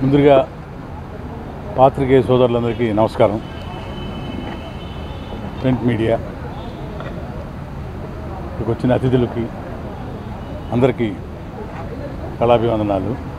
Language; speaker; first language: Telugu; native; Telugu